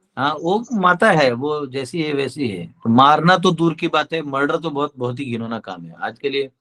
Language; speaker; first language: Hindi; non-native, local second language; Marathi